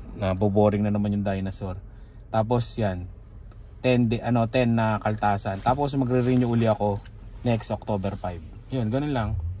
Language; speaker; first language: Filipino; native; Filipino